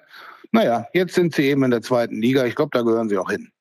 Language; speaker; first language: German; native; German